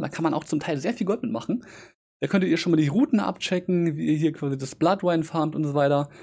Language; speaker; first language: German; native; German